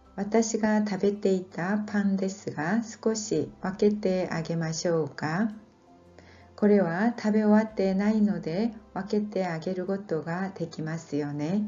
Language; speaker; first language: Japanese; non-native, fluent; Korean